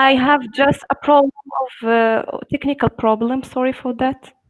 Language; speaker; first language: English; non-native, fluent; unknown